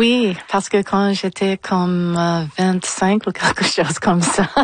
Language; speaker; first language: French; non-native, local second language; English